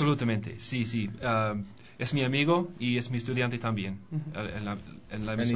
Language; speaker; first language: Spanish; non-native, learner; English